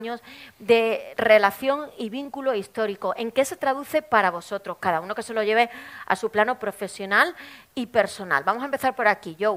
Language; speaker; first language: Spanish; native; Spanish